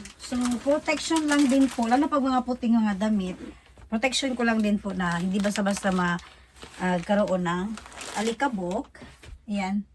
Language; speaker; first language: Filipino; native; Filipino